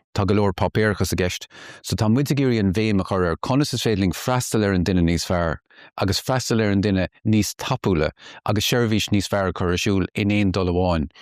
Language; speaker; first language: Irish; native; Irish